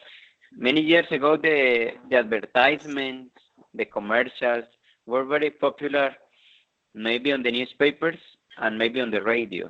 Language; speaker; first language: English; non-native, fluent; Spanish